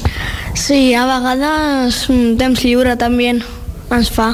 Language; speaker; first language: Catalan; non-native, learner; Georgian